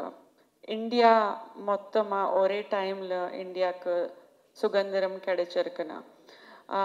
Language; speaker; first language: Tamil; non-native, fluent; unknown